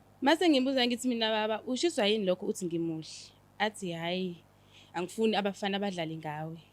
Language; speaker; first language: Zulu; native; Zulu